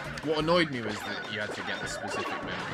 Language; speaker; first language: English; native; English